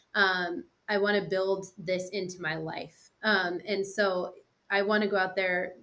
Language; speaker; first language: English; native; English